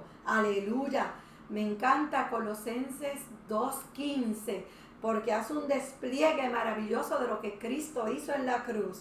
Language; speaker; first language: Spanish; native; Spanish